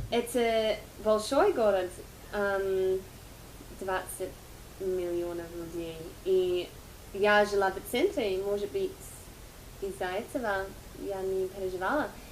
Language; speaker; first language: Russian; non-native, fluent; English